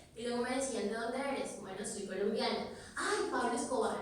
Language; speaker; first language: Spanish; native; Spanish